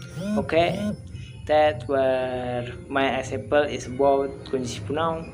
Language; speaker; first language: English; non-native, learner; Indonesian